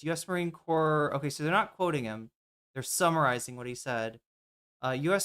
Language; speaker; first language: English; native; English